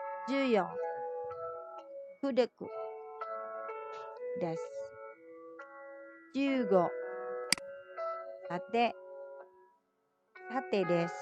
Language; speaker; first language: Japanese; non-native, fluent; Indonesian